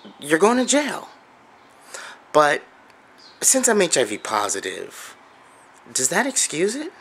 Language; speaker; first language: English; native; English